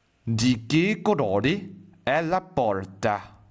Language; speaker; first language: Italian; non-native, fluent; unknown